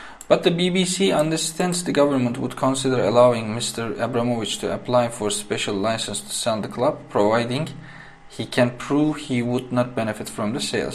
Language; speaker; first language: English; non-native, fluent; Turkish